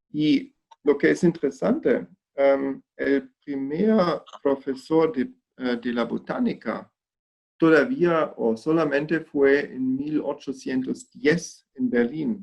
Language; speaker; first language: Spanish; non-native, fluent; German